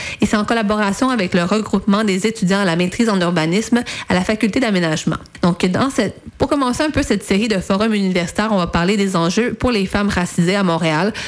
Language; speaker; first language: French; native; French